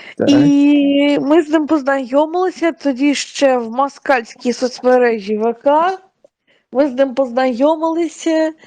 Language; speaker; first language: Ukrainian; non-native, fluent; Russian